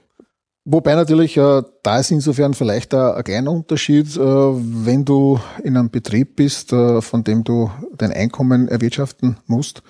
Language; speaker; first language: German; native; German